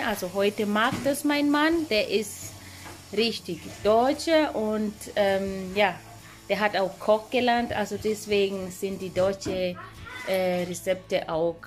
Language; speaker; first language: German; non-native, fluent; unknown